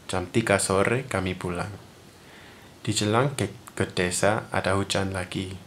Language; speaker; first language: Indonesian; non-native, learner; English